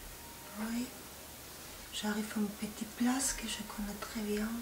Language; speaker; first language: French; non-native, fluent; Spanish